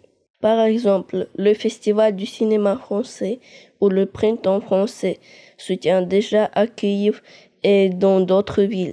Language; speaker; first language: French; non-native, learner; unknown